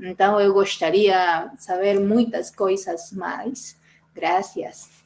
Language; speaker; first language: Portuguese; non-native, fluent; Spanish